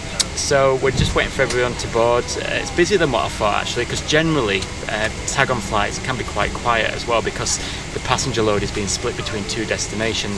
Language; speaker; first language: English; native; English